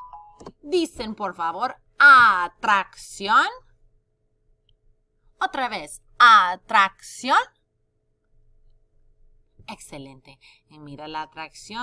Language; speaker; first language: Spanish; non-native, fluent; English